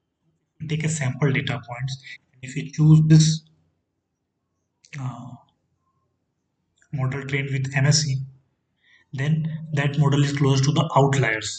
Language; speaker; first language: English; non-native, fluent; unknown